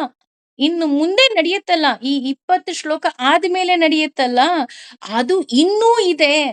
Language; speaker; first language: Kannada; native; Kannada